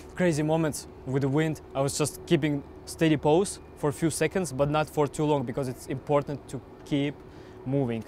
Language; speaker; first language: English; non-native, fluent; Estonian